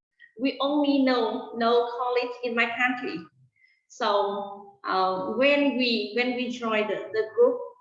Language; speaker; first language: English; non-native, fluent; Vietnamese